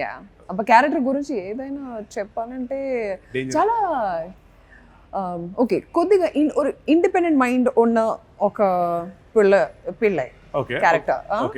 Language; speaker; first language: Telugu; non-native, fluent; Malayalam